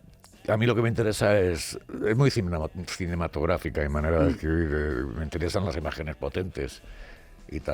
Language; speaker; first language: Spanish; native; Spanish